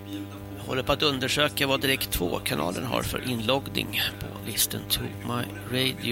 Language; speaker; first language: Swedish; native; Swedish